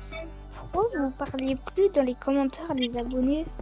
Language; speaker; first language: French; native; French